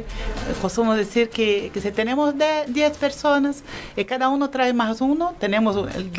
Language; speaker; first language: Spanish; non-native, fluent; Portuguese